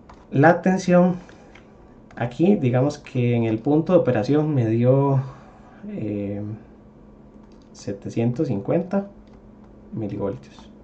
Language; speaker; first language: Spanish; native; Spanish